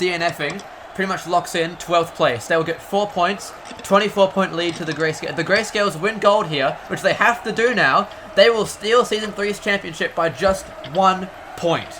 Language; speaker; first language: English; native; English